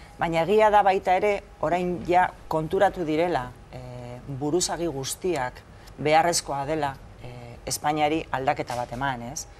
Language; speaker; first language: Basque; non-native, local second language; Spanish